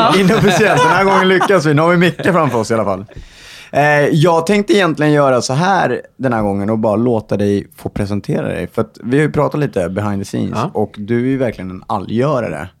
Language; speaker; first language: Swedish; native; Swedish